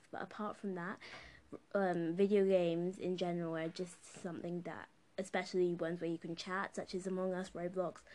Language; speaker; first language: English; native; English